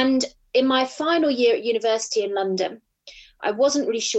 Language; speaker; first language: English; native; English